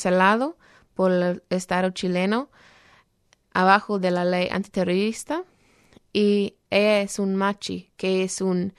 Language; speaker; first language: Spanish; non-native, fluent; English